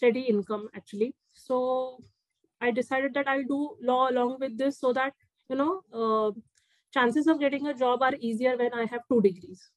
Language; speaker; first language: English; non-native, local second language; Marathi